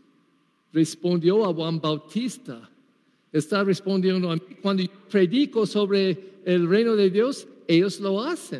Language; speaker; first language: Spanish; non-native, learner; English